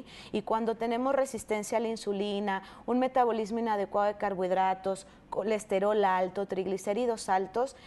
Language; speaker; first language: Spanish; native; Spanish